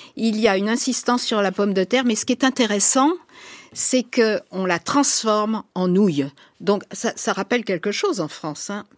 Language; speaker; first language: French; native; French